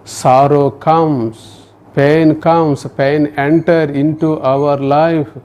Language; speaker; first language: English; non-native, local second language; Kannada